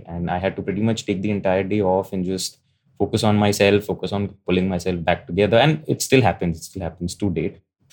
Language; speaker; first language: English; non-native, local second language; Hindi